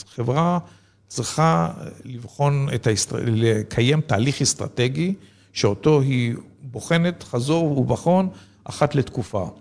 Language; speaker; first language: Hebrew; native; Hebrew